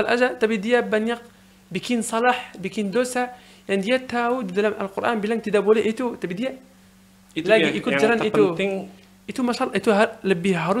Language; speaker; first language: Indonesian; non-native, learner; Arabic